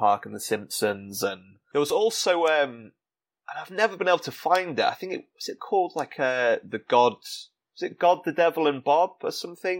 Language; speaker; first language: English; native; English